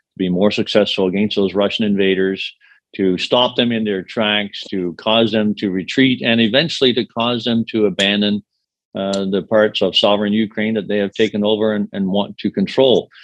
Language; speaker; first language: English; native; English